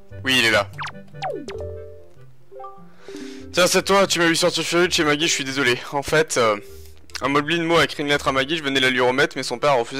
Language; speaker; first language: French; native; French